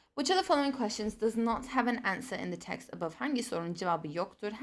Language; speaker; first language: English; non-native, fluent; Turkish